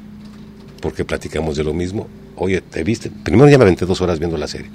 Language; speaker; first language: Spanish; native; Spanish